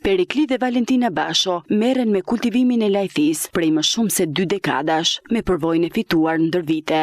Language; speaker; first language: Albanian; native; Albanian